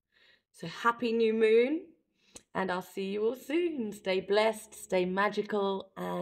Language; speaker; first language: English; native; English